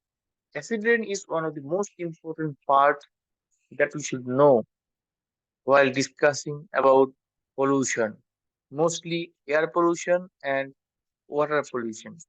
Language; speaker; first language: English; non-native, local second language; Bangla